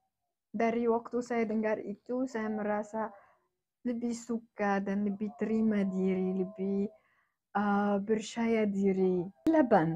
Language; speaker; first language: Indonesian; non-native, fluent; Arabic